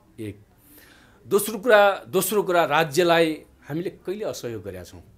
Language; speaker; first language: Nepali; non-native, local second language; Dangaura Tharu